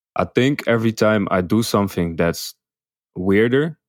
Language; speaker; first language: English; non-native, fluent; Dutch